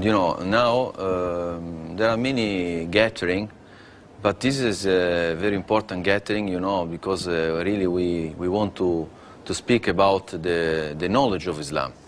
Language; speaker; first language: English; non-native, learner; Italian